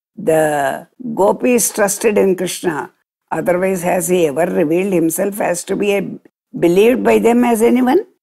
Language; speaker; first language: English; non-native, local second language; Telugu